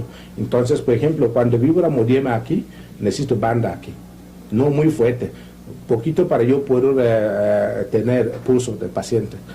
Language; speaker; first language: Spanish; non-native, learner; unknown